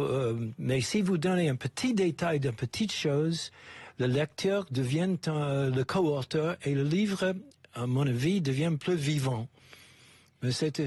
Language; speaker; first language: French; non-native, fluent; English